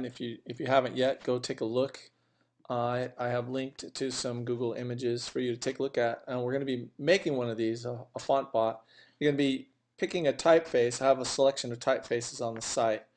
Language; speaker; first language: English; native; English